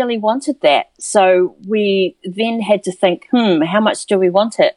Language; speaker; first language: English; native; English